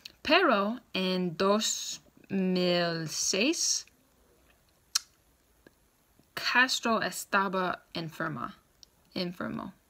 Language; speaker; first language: Spanish; non-native, learner; English